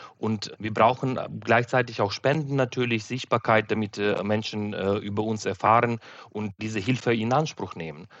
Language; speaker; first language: German; non-native, fluent; Ukrainian